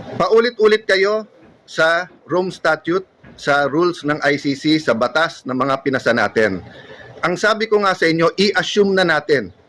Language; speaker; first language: Filipino; native; Filipino